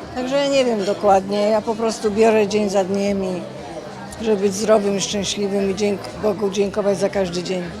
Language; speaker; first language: Polish; native; Polish